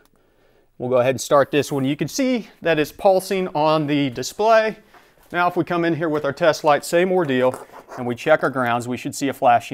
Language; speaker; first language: English; native; English